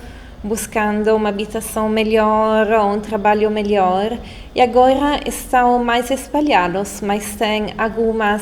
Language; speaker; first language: Portuguese; non-native, fluent; Italian